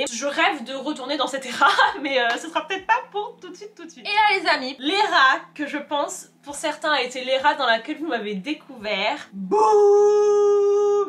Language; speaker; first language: French; native; French